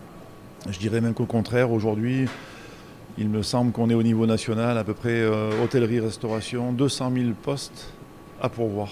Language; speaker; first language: French; native; French